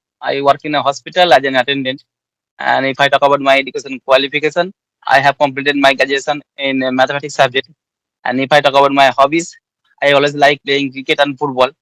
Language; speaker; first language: English; non-native, learner; Bangla